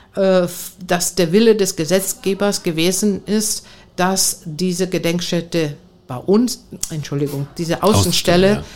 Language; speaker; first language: German; non-native, fluent; Greek